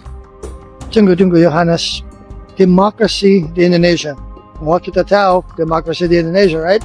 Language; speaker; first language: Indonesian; non-native, learner; English